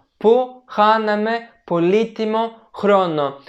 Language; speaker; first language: Greek; non-native, fluent; Turkish